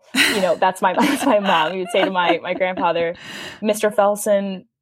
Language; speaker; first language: English; native; English